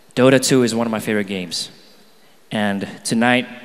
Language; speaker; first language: English; non-native, local second language; Chinese